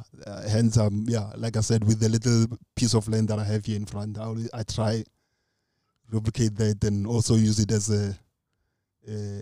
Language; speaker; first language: English; non-native, local second language; Northern Sotho